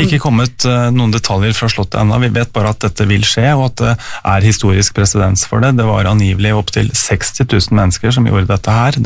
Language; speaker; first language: Norwegian; native; Norwegian